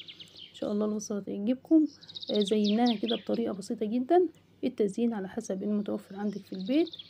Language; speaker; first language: Arabic; native; Arabic